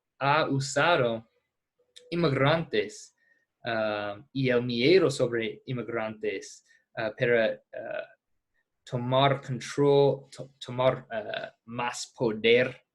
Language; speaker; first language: Spanish; non-native, fluent; English